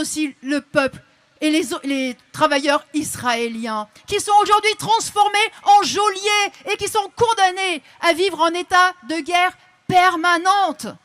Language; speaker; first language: French; native; French